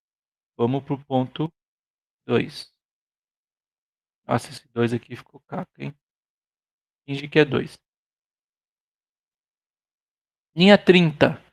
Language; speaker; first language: Portuguese; native; Portuguese